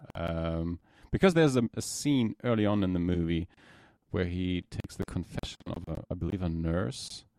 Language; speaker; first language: English; non-native, fluent; German